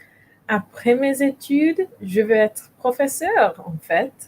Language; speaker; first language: French; non-native, learner; English